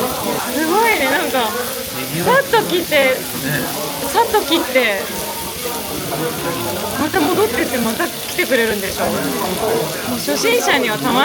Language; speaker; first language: Japanese; native; Japanese